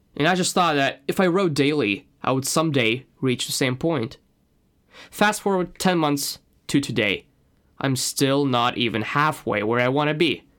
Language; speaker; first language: English; non-native, fluent; Russian